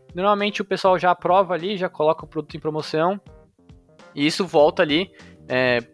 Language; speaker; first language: Portuguese; native; Portuguese